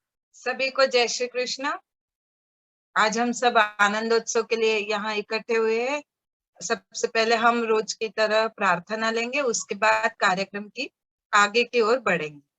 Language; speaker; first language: Hindi; native; Hindi